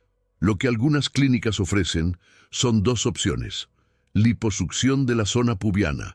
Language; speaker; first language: Spanish; native; Spanish